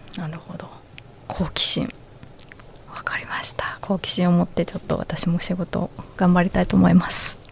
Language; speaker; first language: Japanese; native; Japanese